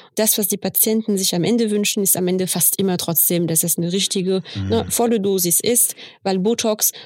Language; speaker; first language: German; non-native, fluent; French